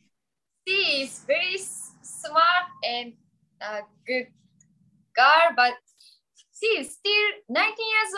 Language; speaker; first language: English; non-native, learner; Japanese